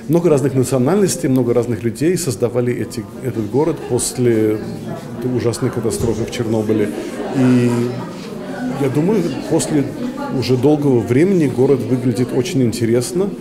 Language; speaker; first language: Russian; early bilingual, heritage; English